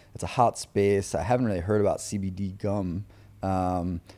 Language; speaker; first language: English; native; English